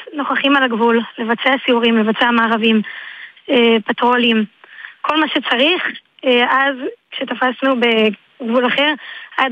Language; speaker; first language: Hebrew; native; Hebrew